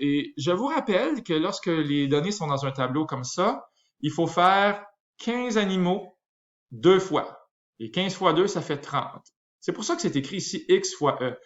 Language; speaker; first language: French; native; French